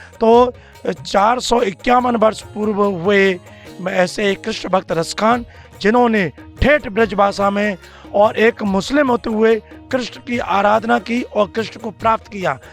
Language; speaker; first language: Hindi; native; Hindi